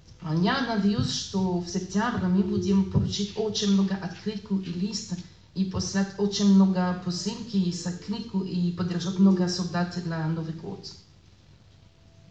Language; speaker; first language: Russian; non-native, learner; French